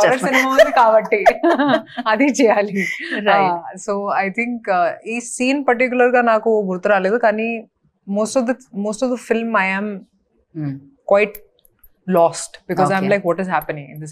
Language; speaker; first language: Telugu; non-native, fluent; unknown